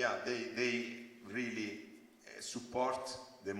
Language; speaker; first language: English; non-native, learner; Italian